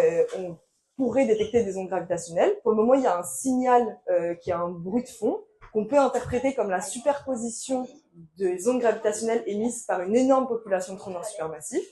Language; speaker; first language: French; native; French